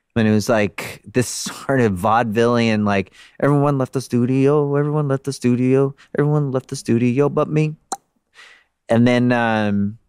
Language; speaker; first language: English; native; English